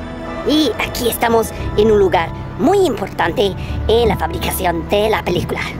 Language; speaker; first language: Spanish; non-native, learner; English